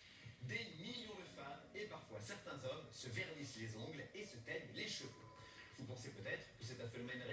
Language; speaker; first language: French; native; French